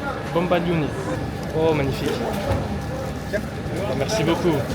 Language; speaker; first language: French; native; French